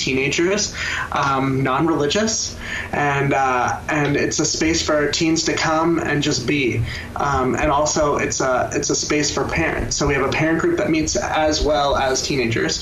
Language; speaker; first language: English; native; English